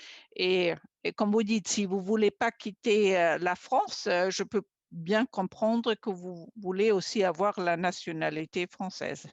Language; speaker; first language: French; non-native, fluent; German